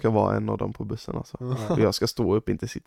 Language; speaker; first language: Swedish; native; Swedish